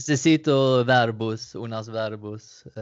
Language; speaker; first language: Spanish; non-native, learner; Swedish